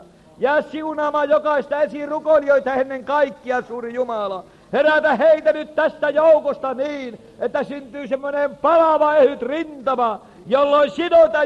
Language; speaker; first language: Finnish; native; Finnish